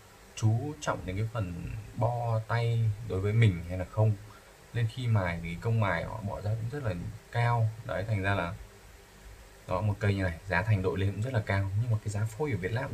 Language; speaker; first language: Vietnamese; native; Vietnamese